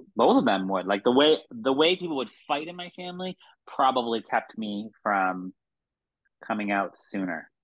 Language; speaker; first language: English; native; English